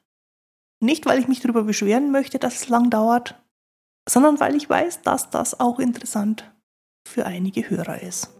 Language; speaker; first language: German; native; German